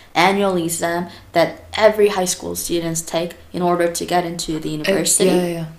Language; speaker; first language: English; non-native, fluent; Korean